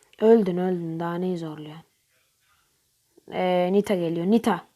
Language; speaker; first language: Turkish; native; Turkish